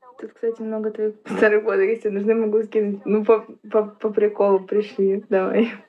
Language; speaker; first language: Russian; native; Russian